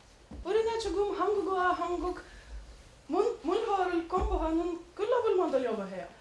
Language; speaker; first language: Korean; non-native, learner; Lithuanian